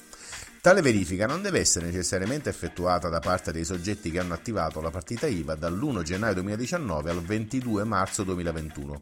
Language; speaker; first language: Italian; native; Italian